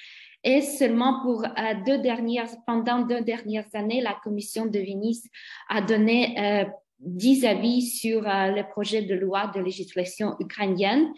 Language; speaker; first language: French; non-native, fluent; Ukrainian